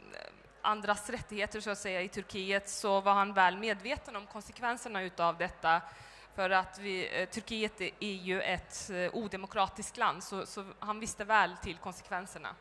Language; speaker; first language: Swedish; early bilingual, other home language; Turkish